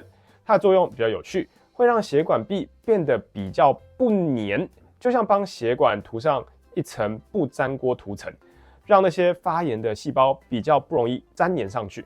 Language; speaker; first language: Chinese; native; Chinese